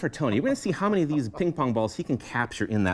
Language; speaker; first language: English; native; English